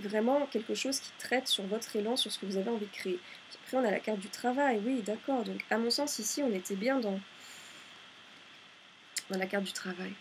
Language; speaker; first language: French; native; French